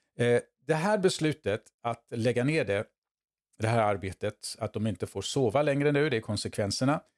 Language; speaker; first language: Swedish; native; Swedish